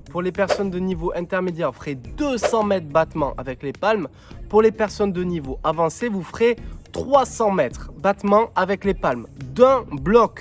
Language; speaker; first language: French; native; French